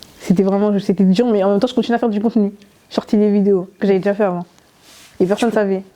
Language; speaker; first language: French; early bilingual, other home language; Haitian Creole